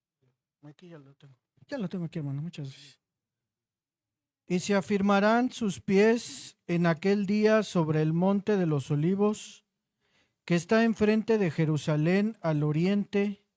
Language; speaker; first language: Spanish; native; Spanish